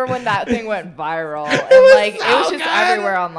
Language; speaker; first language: English; native; English